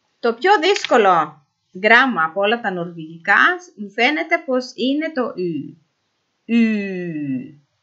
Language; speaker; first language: Greek; non-native, fluent; Norwegian